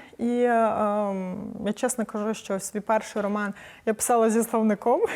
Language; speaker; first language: Ukrainian; non-native, local second language; Russian